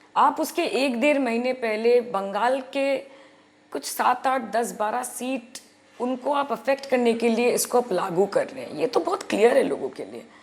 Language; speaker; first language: Hindi; non-native, local second language; Bangla